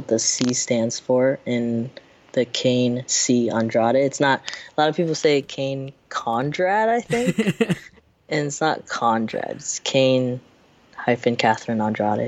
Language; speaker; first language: English; native; English